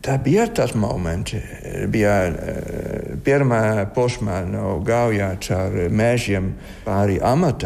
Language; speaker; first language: Latvian; non-native, learner; Dutch